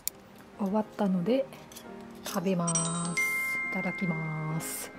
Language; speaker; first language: Japanese; non-native, learner; Lao